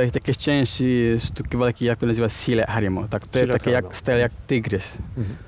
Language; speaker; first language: Polish; non-native, learner; Minangkabau